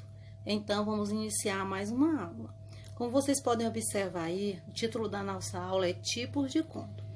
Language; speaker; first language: Portuguese; native; Portuguese